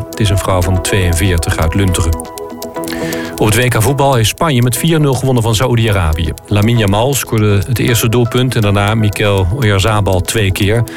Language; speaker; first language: Dutch; native; Dutch